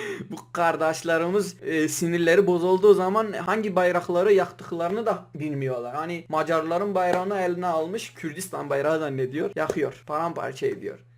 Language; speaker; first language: Turkish; non-native, local second language; Kurdish